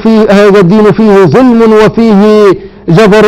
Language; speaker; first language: Arabic; native; Arabic